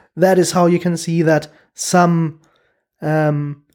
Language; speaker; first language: English; non-native, fluent; German